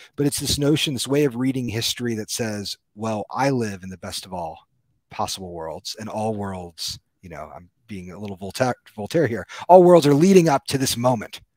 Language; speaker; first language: English; native; English